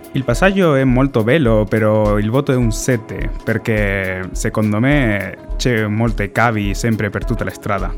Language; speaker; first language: Italian; non-native, learner; Spanish